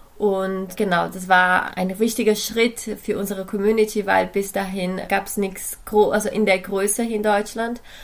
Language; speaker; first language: German; non-native, fluent; Portuguese